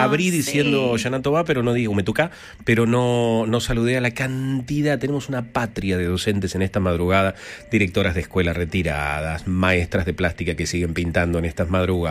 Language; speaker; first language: Spanish; native; Spanish